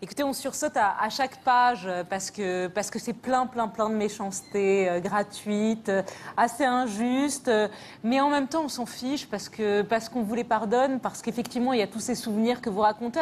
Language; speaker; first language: French; native; French